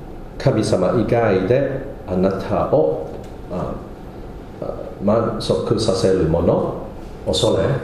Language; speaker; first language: Japanese; non-native, fluent; English